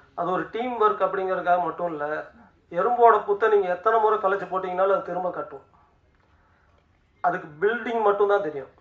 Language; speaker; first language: Tamil; native; Tamil